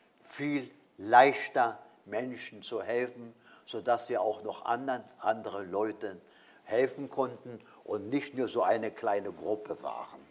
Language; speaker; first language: German; native; German